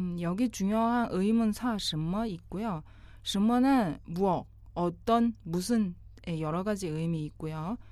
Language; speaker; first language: Korean; non-native, fluent; Chinese